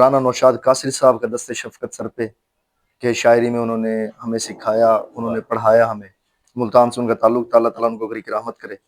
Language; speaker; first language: Urdu; non-native, local second language; Haryanvi